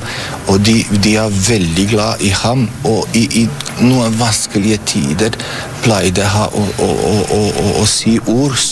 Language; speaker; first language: Norwegian; non-native, fluent; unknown